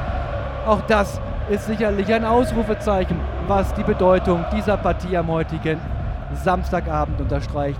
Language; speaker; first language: German; native; German